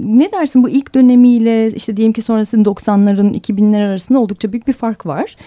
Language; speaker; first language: Turkish; native; Turkish